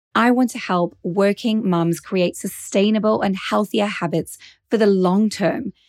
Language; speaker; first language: English; native; English